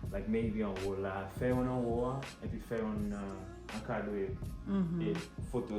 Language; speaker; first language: Haitian Creole; early bilingual, heritage; Haitian Creole